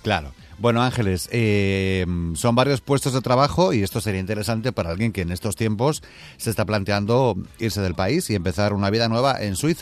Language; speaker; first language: Spanish; native; Spanish